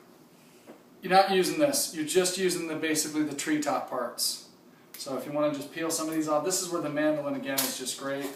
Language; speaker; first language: English; native; English